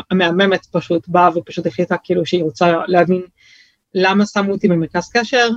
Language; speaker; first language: Hebrew; early bilingual, other home language; French